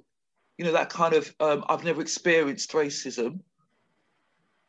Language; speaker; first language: English; native; English